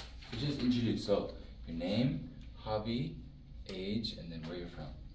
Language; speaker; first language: English; early bilingual, other home language; Korean